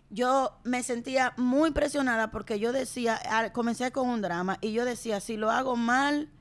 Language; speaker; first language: Spanish; native; Spanish